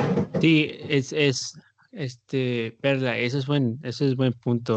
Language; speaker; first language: Spanish; early bilingual, heritage; Spanish